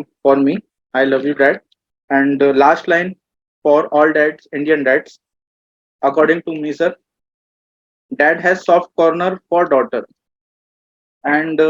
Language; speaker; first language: English; non-native, learner; Hindi